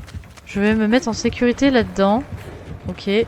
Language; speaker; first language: French; native; French